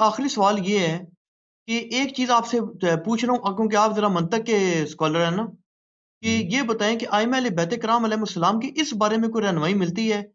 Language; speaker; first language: Urdu; native; Urdu